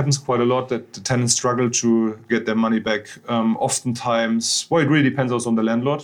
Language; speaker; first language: English; non-native, fluent; German